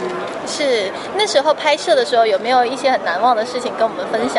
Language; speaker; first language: Chinese; native; Chinese